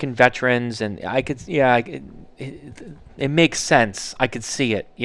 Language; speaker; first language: English; native; English